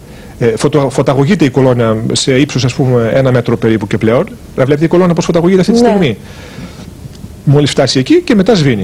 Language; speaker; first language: Greek; native; Greek